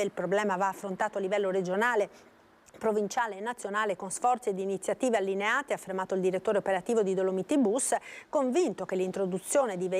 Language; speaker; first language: Italian; native; Italian